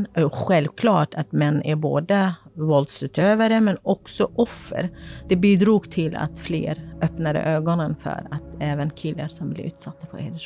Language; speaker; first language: Swedish; non-native, fluent; Kurdish